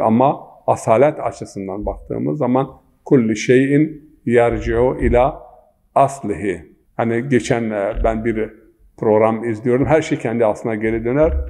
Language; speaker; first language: Turkish; non-native, local second language; Zaza